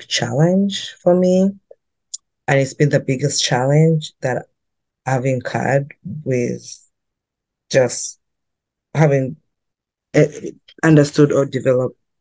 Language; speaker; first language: English; non-native, local second language; Ganda